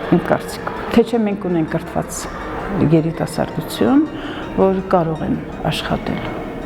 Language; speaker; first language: Armenian; non-native, local second language; Kurdish